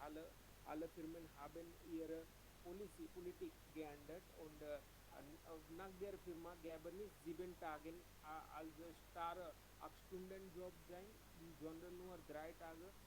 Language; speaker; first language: German; non-native, learner; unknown